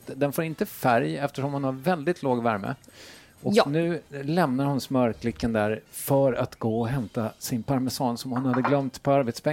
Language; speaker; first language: Swedish; native; Swedish